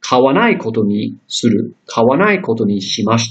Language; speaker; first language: Japanese; non-native, fluent; English